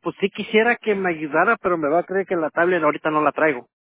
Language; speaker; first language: Spanish; native; Spanish